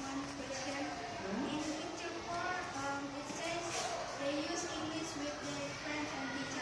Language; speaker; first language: English; non-native, learner; Indonesian